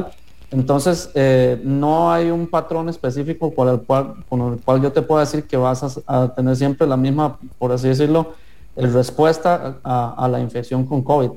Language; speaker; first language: Spanish; native; Spanish